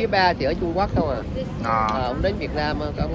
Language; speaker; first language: Vietnamese; native; Vietnamese